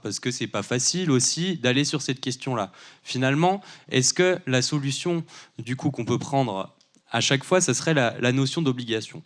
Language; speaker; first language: French; native; French